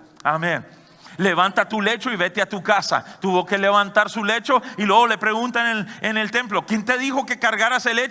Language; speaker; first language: Spanish; native; Spanish